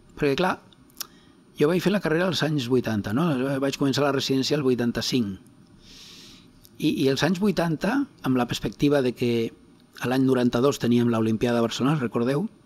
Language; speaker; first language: Catalan; non-native, local second language; Spanish